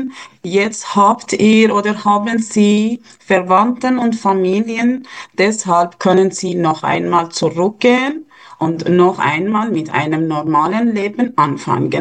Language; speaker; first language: German; non-native, fluent; Persian